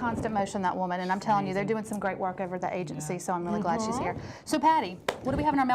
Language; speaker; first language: English; native; English